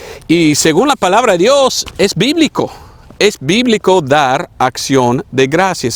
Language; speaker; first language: Spanish; non-native, fluent; English